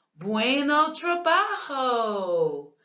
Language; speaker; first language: Spanish; non-native, learner; English